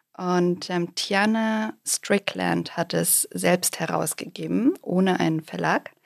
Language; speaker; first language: German; native; German